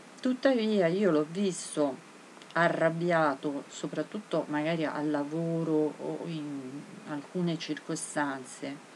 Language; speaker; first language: Italian; native; Italian